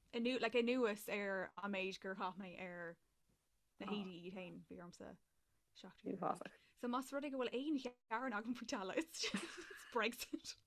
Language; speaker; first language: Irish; native; Irish